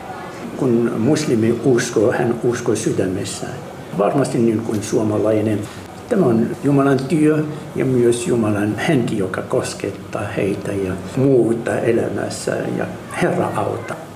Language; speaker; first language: Finnish; non-native, fluent; Arabic